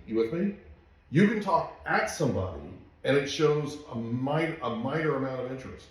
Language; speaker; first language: English; native; English